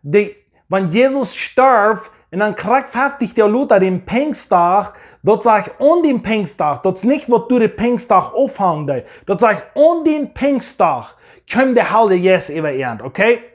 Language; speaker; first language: German; non-native, learner; English